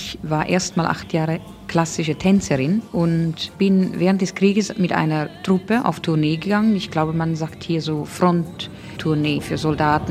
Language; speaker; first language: German; native; German